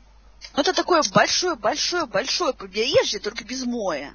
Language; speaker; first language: Russian; native; Russian